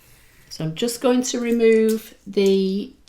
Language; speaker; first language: English; native; English